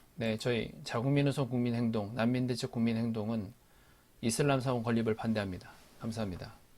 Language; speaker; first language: Korean; native; Korean